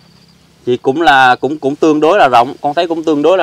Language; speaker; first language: Vietnamese; native; Vietnamese